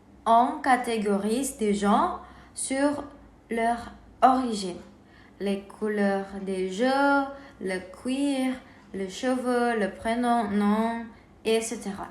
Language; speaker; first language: French; non-native, learner; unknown